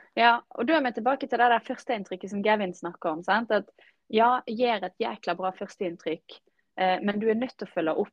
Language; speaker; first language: Norwegian; native; Norwegian